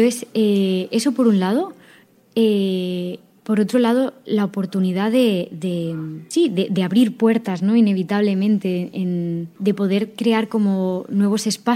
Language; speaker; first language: Spanish; native; Spanish